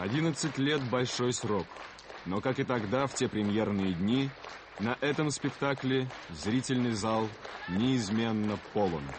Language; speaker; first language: Russian; native; Russian